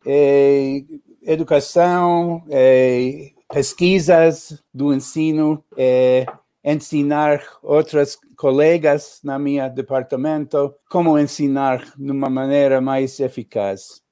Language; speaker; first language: Portuguese; non-native, learner; English